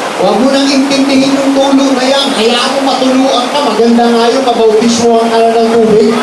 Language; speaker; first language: Filipino; non-native, local second language; Cebuano